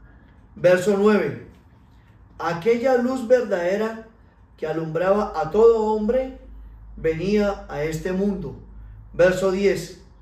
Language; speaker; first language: Spanish; native; Spanish